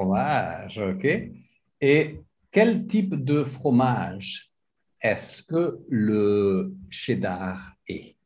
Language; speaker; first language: French; non-native, fluent; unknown